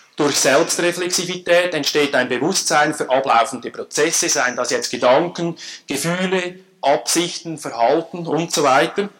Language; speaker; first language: German; native; German